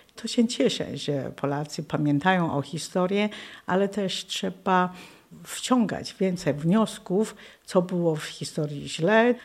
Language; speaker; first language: Polish; non-native, fluent; Chinese